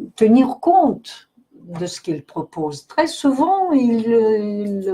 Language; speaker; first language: French; non-native, fluent; Russian